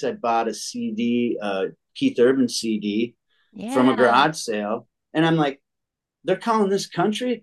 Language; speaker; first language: English; native; English